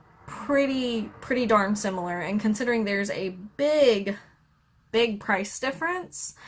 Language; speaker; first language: English; native; English